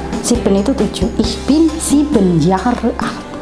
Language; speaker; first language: German; non-native, fluent; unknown